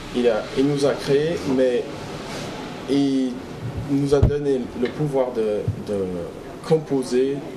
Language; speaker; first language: French; non-native, fluent; English